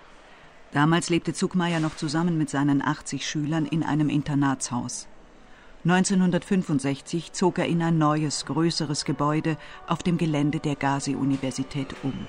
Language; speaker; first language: German; native; German